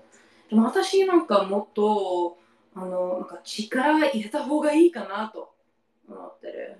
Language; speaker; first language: Japanese; non-native, learner; English